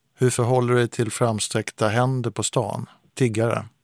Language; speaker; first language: Swedish; native; Swedish